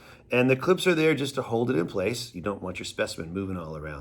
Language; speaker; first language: English; native; English